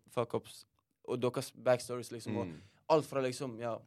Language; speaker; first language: Norwegian; early bilingual, other home language; Sinhala